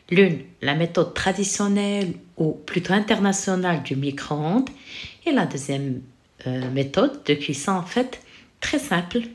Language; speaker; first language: French; non-native, local second language; Arabic